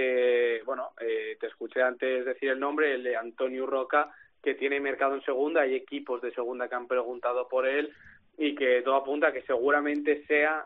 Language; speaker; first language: Spanish; native; Spanish